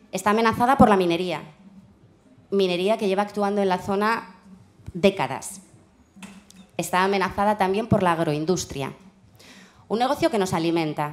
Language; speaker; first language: Spanish; native; Spanish